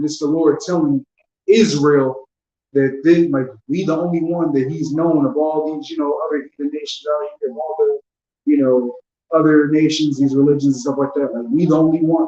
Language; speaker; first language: English; native; English